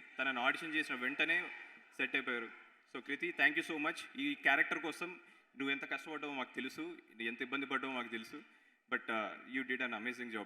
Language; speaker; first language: Telugu; native; Telugu